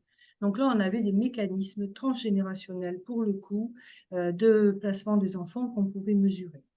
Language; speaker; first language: French; native; French